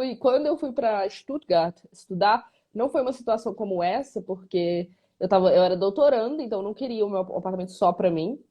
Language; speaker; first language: Portuguese; native; Portuguese